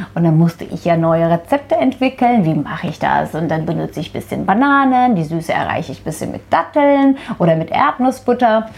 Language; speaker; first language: German; non-native, fluent; Turkish